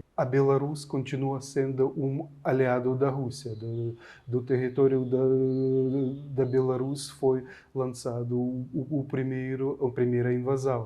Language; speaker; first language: Portuguese; non-native, fluent; Ukrainian